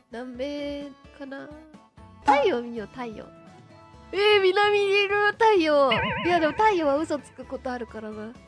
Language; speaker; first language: Japanese; native; Japanese